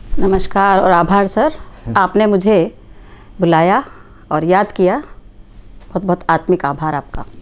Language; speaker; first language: Hindi; non-native, local second language; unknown